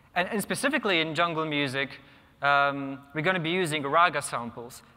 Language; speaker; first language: English; non-native, fluent; Polish